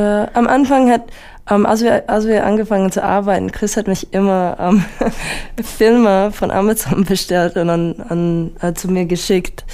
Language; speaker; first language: German; non-native, fluent; English